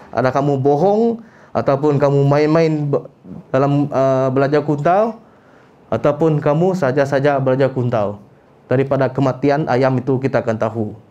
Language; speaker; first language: Malay; non-native, local second language; Iban